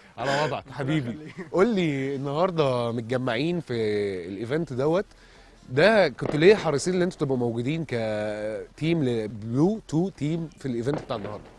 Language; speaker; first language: Egyptian Arabic; native; Egyptian Arabic